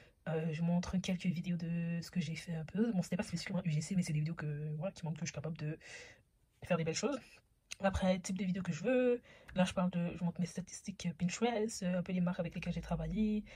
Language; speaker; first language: French; native; French